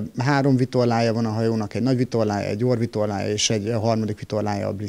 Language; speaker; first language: Hungarian; native; Hungarian